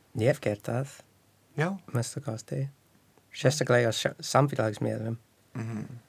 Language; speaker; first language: Icelandic; non-native, fluent; English